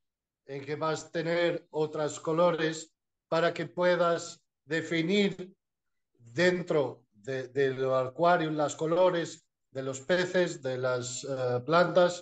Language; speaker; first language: Spanish; non-native, fluent; Portuguese